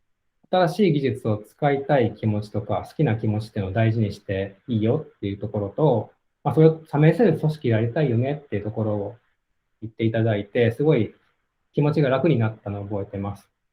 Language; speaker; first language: Japanese; native; Japanese